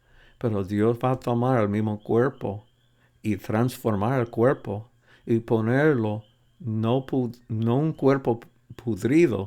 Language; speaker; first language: Spanish; non-native, fluent; English